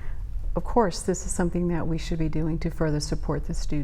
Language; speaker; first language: English; native; English